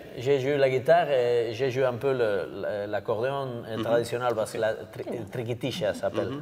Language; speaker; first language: French; non-native, learner; Basque